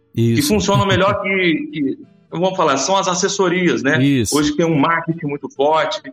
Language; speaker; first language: Portuguese; native; Portuguese